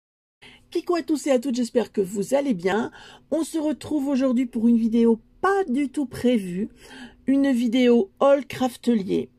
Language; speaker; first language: French; native; French